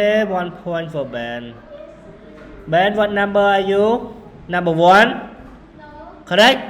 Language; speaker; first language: English; non-native, fluent; Khmer